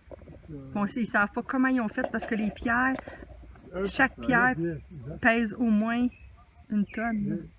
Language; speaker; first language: French; native; French